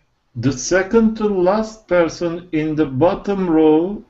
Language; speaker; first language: English; non-native, learner; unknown